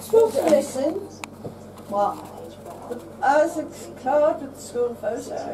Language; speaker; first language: English; native; English